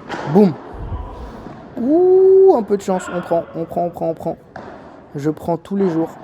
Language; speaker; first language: French; native; French